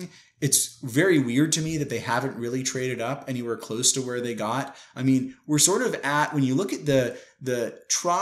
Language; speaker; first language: English; native; English